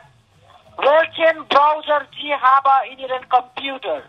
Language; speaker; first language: German; non-native, learner; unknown